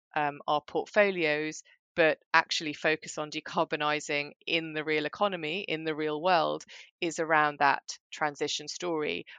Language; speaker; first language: English; early bilingual, other home language; German